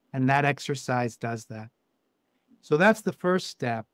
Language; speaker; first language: English; native; English